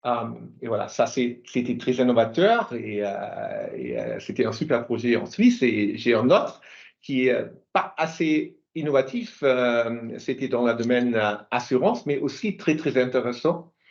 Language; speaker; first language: French; non-native, fluent; German